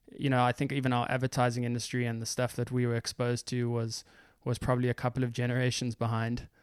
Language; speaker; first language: English; native; English